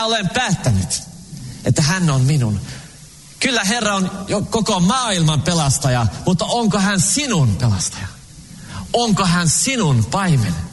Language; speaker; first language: Finnish; early bilingual, heritage; Finnish